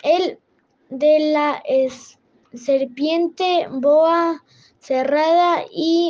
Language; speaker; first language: Spanish; non-native, learner; French